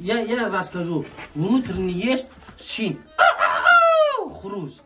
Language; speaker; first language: Russian; non-native, learner; Tajik